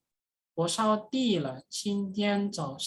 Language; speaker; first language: Chinese; non-native, fluent; Indonesian